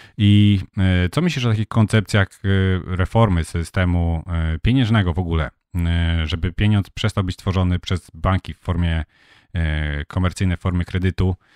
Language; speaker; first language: Polish; native; Polish